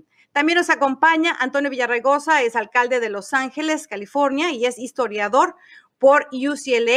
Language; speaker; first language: Spanish; native; Spanish